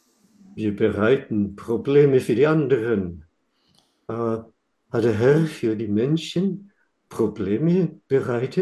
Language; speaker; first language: German; non-native, fluent; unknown